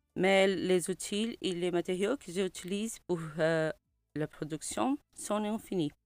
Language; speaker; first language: French; non-native, learner; Portuguese